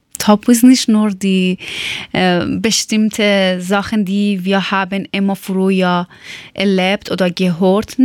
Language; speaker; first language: German; non-native, learner; Persian